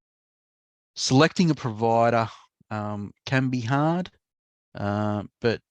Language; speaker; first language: English; native; English